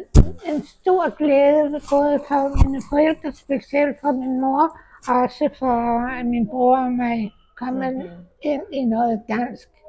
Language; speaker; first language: Danish; early bilingual, heritage; Danish